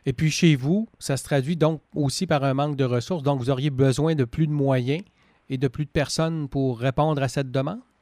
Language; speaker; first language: French; native; French